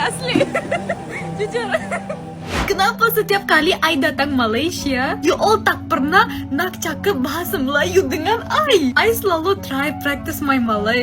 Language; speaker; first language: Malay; non-native, learner; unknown